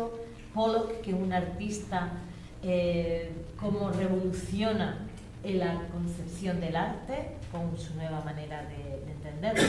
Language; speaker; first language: Spanish; native; Spanish